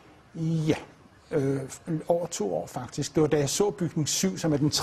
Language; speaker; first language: Danish; native; Danish